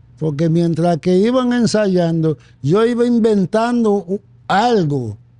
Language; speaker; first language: Spanish; non-native, fluent; Haitian Creole